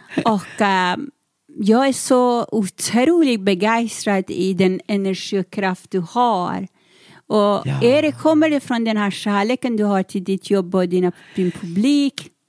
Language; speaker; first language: Swedish; non-native, fluent; Persian